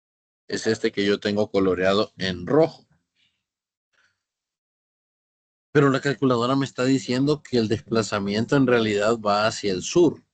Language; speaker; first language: Spanish; native; Spanish